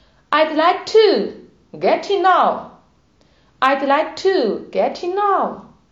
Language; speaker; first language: English; non-native, fluent; Chinese